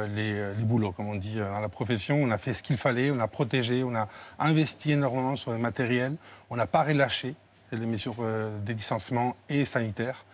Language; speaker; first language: French; non-native, fluent; Spanish